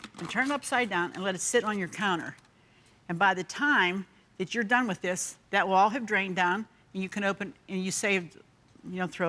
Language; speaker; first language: English; native; English